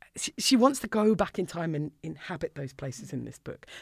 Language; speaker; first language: English; native; English